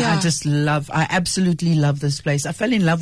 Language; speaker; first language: English; native; English